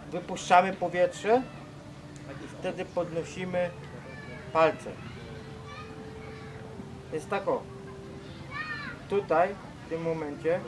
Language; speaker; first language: Polish; non-native, fluent; Vietnamese